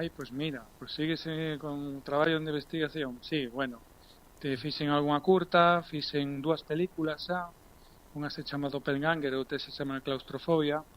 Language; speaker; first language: Galician; early bilingual, heritage; Galician